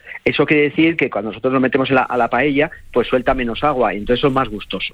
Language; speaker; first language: Spanish; native; Spanish